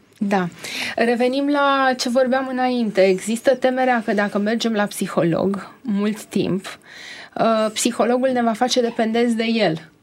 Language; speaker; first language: Romanian; native; Romanian